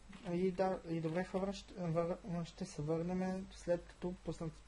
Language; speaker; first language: Bulgarian; native; Bulgarian